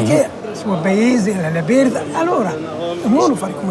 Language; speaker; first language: Italian; non-native, learner; Arabic